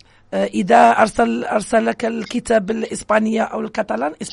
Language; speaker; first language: Spanish; non-native, local second language; Arabic